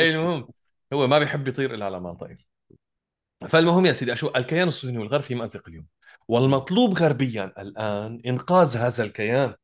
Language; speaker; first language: Arabic; native; Arabic